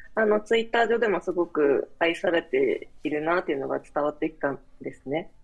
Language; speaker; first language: Japanese; native; Japanese